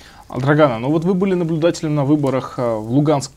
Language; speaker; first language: Russian; native; Russian